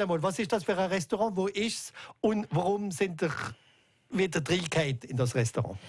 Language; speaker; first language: German; native; German